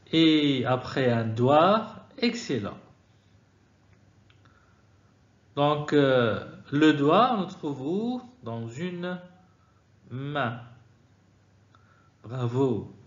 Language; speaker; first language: French; non-native, fluent; Arabic